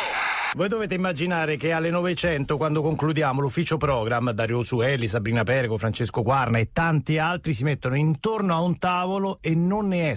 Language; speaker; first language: Italian; native; Italian